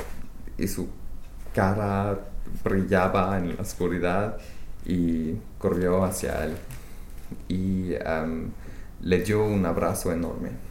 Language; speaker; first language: Spanish; non-native, fluent; English